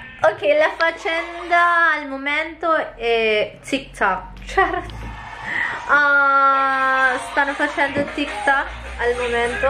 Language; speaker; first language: Italian; non-native, fluent; Filipino